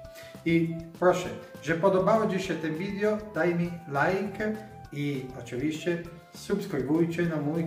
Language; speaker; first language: Polish; non-native, learner; Italian